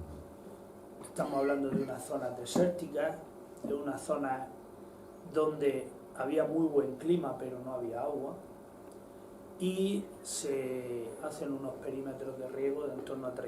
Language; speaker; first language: Spanish; native; Spanish